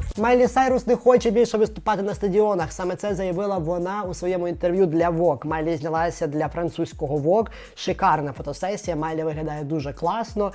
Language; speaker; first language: Ukrainian; native; Ukrainian